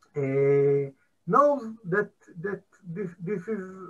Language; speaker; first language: English; non-native, fluent; Hebrew